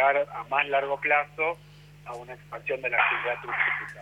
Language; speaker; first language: Spanish; native; Spanish